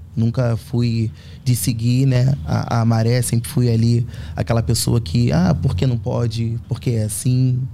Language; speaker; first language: Portuguese; native; Portuguese